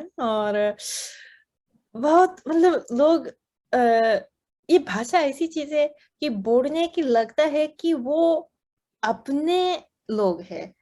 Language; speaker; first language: Hindi; non-native, fluent; Japanese